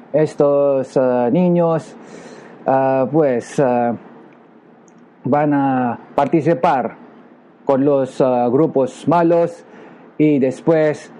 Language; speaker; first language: Spanish; non-native, learner; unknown